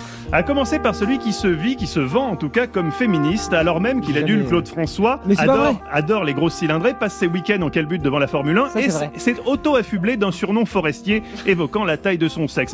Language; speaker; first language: French; native; French